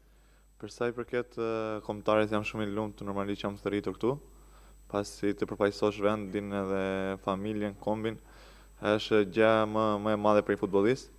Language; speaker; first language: Albanian; native; Albanian